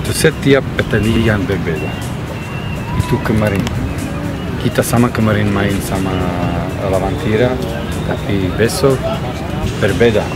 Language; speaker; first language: Indonesian; non-native, learner; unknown